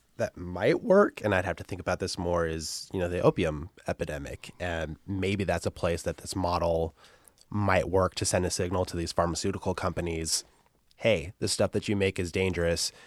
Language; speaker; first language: English; native; English